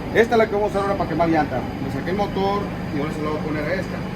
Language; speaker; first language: Spanish; early bilingual, other home language; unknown